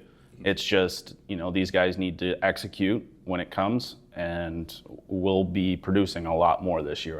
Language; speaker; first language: English; native; English